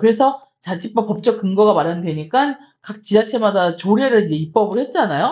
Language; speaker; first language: Korean; native; Korean